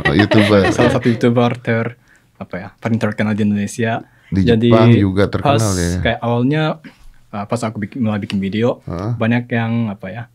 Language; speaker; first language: Indonesian; non-native, fluent; Japanese